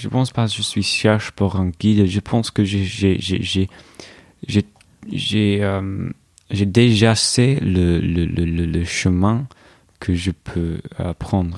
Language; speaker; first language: French; non-native, learner; English